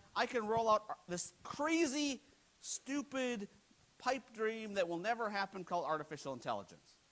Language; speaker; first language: English; native; English